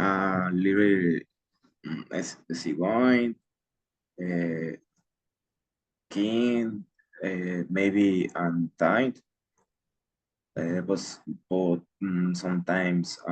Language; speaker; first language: English; non-native, learner; Spanish